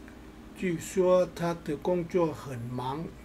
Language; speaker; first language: Chinese; non-native, learner; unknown